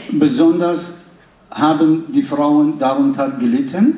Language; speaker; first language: German; non-native, fluent; Arabic